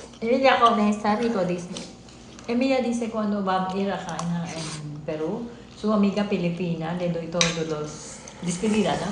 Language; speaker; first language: Spanish; non-native, learner; Filipino